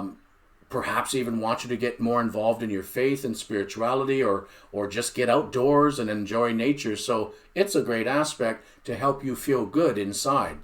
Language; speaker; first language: English; native; English